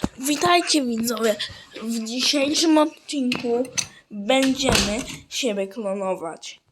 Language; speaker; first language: Polish; native; Polish